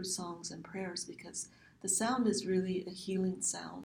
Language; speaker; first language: English; early bilingual, other home language; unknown